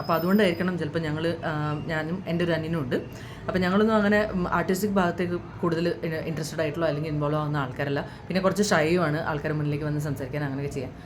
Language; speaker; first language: Malayalam; early bilingual, heritage; Malayalam